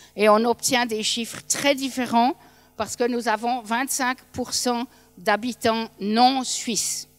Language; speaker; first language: French; native; French